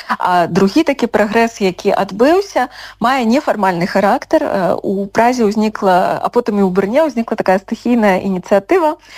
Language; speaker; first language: Belarusian; native; Belarusian